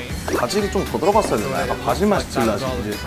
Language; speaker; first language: Korean; native; Korean